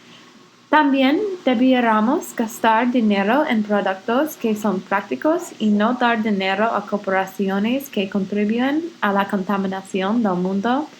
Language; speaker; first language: Spanish; non-native, learner; English